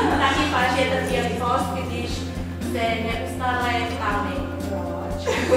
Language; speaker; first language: Czech; non-native, learner; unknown